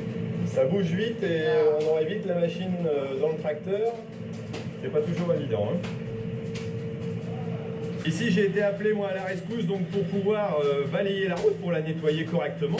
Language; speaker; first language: French; native; French